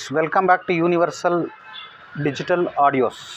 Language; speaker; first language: Hindi; non-native, local second language; Telugu